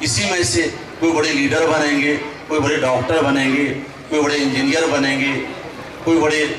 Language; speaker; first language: Hindi; native; Hindi